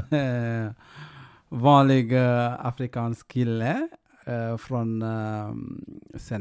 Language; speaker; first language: Swedish; non-native, fluent; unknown